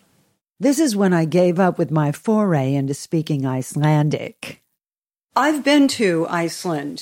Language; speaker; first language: English; native; English